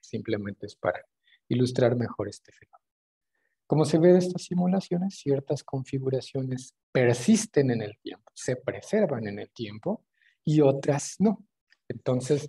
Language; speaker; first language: Spanish; native; Spanish